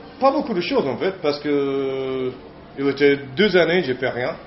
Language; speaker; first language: French; non-native, learner; English